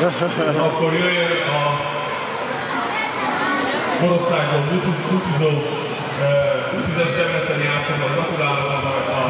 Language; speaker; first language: Hungarian; native; Hungarian